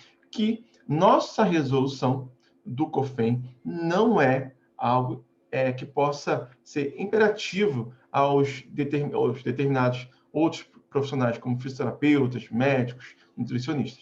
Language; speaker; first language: Portuguese; native; Portuguese